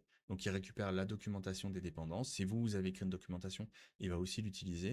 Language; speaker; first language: French; native; French